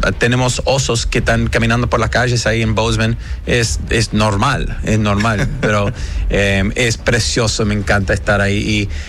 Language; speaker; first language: Spanish; early bilingual, heritage; English